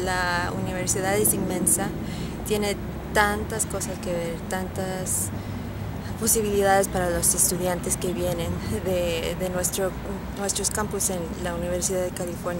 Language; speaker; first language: Spanish; early bilingual, heritage; Spanish